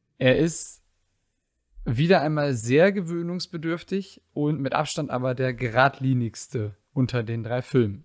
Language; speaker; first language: German; native; German